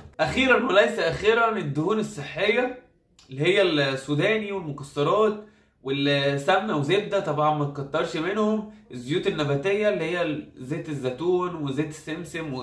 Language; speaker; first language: Arabic; native; Arabic